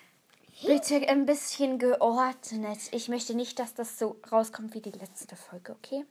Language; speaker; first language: German; native; German